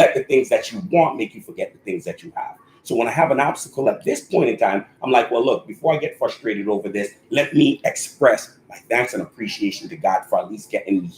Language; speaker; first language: English; native; English